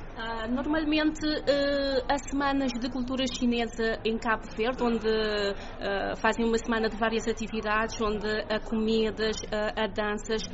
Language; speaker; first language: Portuguese; non-native, local second language; Kabuverdianu